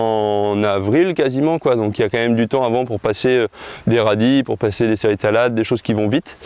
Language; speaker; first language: French; native; French